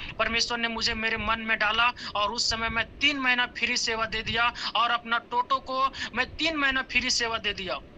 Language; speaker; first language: Hindi; native; Hindi